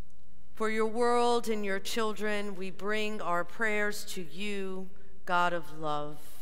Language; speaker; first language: English; native; English